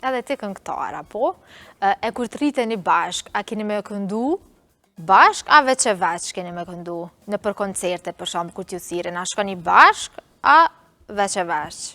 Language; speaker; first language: Albanian; native; Albanian